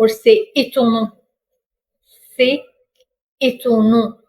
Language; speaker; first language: French; non-native, fluent; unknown